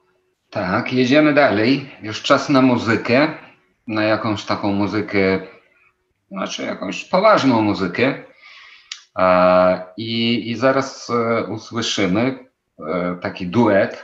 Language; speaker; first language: Polish; non-native, fluent; Ukrainian